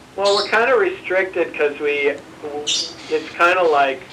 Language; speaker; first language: English; native; English